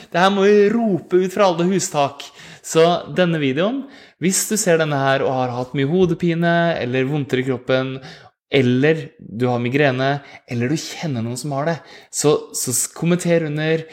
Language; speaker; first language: Norwegian; native; Norwegian